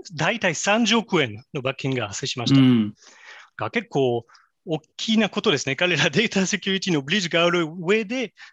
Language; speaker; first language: Japanese; non-native, fluent; French